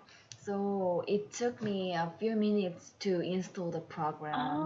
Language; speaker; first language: English; non-native, learner; Korean